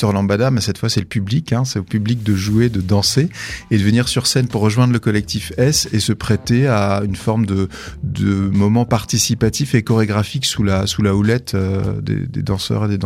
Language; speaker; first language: French; native; French